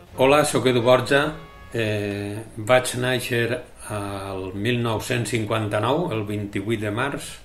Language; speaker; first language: Catalan; native; Catalan